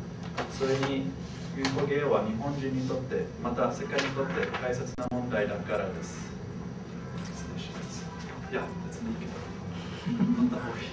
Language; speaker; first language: Japanese; non-native, fluent; English